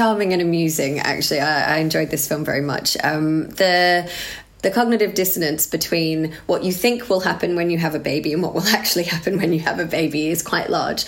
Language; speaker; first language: English; native; English